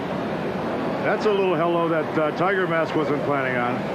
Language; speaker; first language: English; native; English